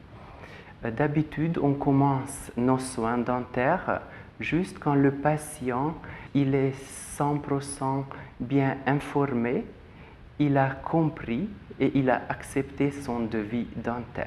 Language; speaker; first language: French; non-native, fluent; Hungarian